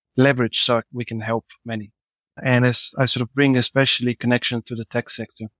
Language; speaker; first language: English; non-native, fluent; Bulgarian